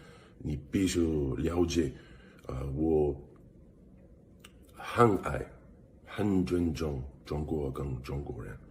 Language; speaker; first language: Chinese; non-native, learner; English